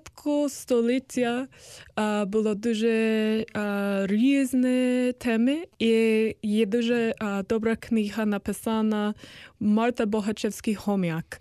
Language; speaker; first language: Ukrainian; non-native, learner; English